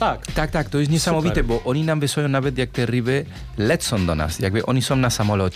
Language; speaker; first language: Polish; non-native, learner; Spanish